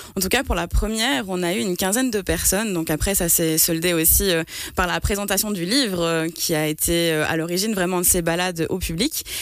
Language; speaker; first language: French; native; French